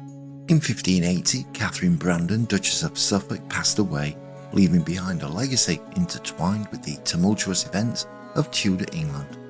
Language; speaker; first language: English; native; English